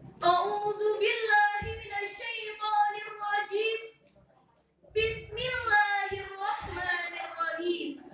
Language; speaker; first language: Arabic; non-native, learner; Indonesian